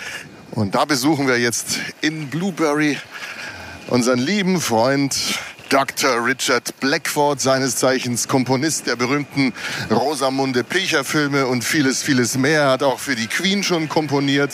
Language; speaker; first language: German; native; German